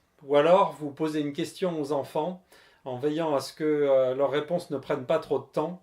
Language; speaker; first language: French; native; French